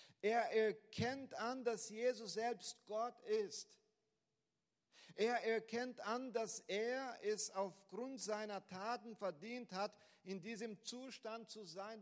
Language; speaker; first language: German; non-native, fluent; Portuguese